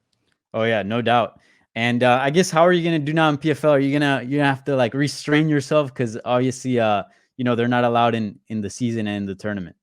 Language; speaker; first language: English; native; English